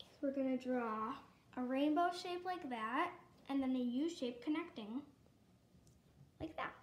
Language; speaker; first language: English; native; English